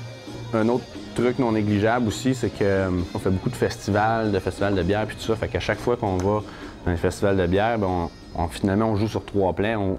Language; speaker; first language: French; native; French